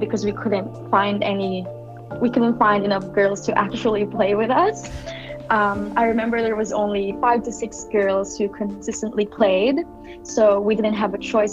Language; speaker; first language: English; non-native, local second language; Filipino